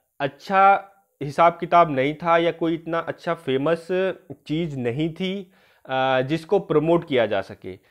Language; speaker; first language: Hindi; native; Hindi